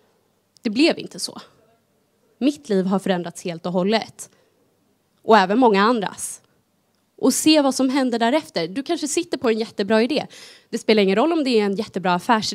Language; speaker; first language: Swedish; native; Swedish